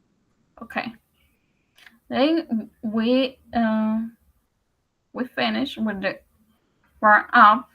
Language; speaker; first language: English; non-native, learner; Spanish